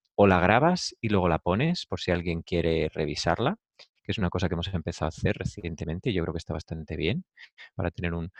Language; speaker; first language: Spanish; native; Spanish